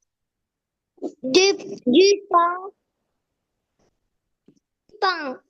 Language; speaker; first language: French; non-native, learner; Arabic